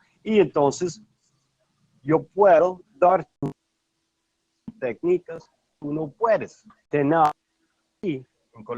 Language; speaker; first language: Spanish; non-native, learner; English